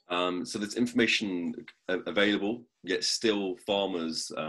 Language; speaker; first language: English; native; English